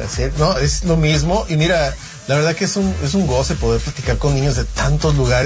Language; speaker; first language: Spanish; native; Spanish